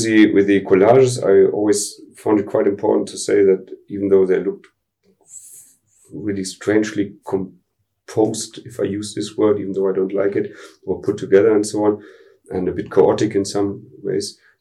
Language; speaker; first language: English; non-native, fluent; German